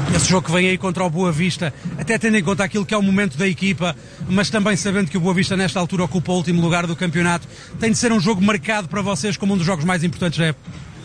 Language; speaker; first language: Portuguese; native; Portuguese